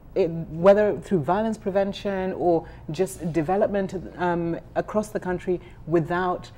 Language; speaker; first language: English; non-native, local second language; Ganda